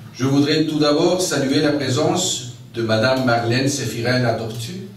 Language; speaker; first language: French; non-native, fluent; Spanish